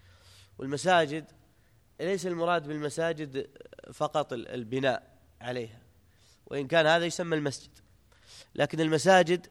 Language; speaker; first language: Arabic; native; Arabic